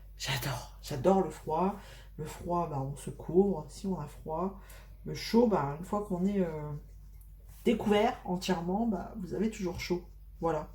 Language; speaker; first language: French; native; French